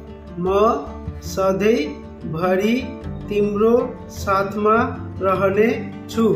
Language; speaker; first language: Nepali; non-native, fluent; Bangla